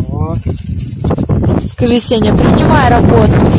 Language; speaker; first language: Russian; native; Russian